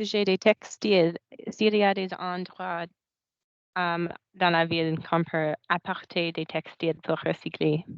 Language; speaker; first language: French; non-native, local second language; English